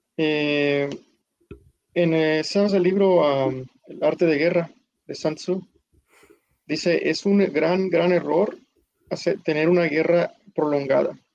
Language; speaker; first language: Spanish; early bilingual, heritage; Spanish